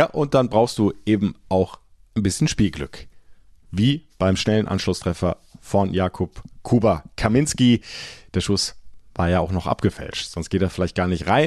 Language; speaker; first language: German; native; German